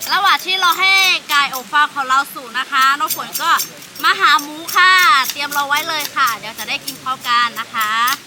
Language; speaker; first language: Thai; non-native, local second language; Lahu